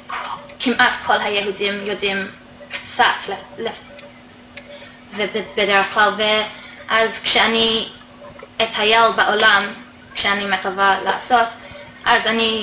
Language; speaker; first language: Hebrew; non-native, fluent; English